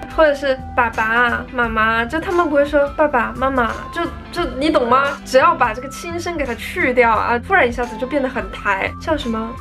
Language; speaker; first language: Chinese; native; Chinese